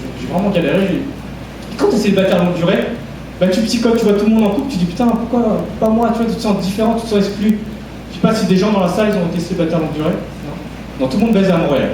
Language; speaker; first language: French; early bilingual, other home language; Vietnamese